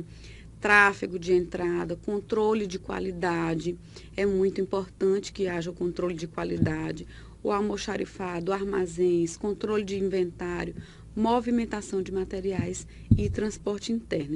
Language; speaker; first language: Portuguese; native; Portuguese